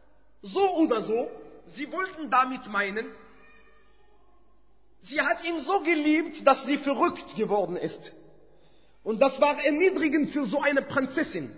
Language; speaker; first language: German; non-native, fluent; Arabic